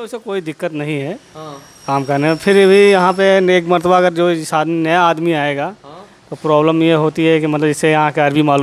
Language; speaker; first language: Hindi; native; Hindi